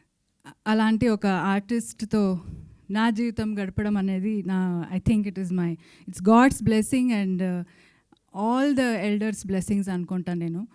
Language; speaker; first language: Telugu; non-native, local second language; Kannada